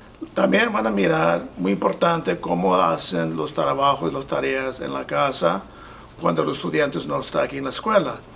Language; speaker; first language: Spanish; non-native, fluent; English